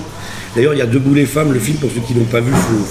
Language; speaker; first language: French; native; French